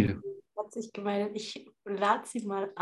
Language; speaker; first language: German; native; German